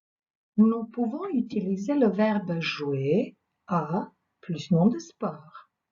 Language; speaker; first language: French; non-native, fluent; Croatian